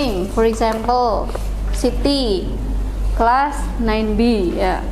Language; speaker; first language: English; non-native, fluent; Indonesian